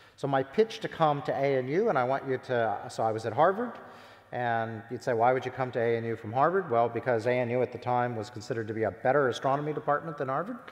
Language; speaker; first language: English; native; English